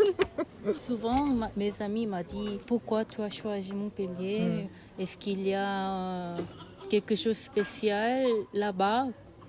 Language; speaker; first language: French; non-native, learner; Korean